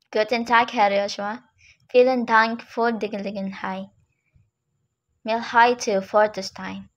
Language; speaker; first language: German; non-native, learner; Filipino